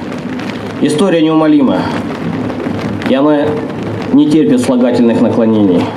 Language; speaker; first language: Russian; native; Russian